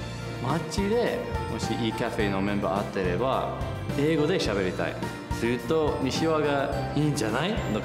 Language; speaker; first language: Japanese; non-native, learner; English